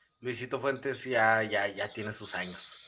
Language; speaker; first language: Spanish; native; Spanish